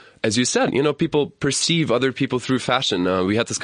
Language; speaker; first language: English; non-native, fluent; German